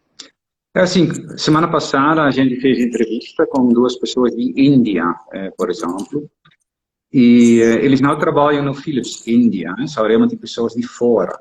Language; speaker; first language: Portuguese; non-native, fluent; Dutch